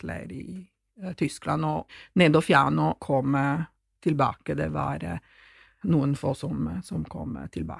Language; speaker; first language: Norwegian; non-native, fluent; Italian